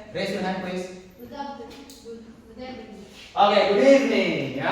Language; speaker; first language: English; non-native, learner; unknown